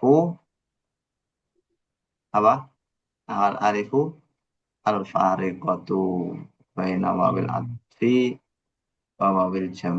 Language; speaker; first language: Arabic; non-native, learner; Indonesian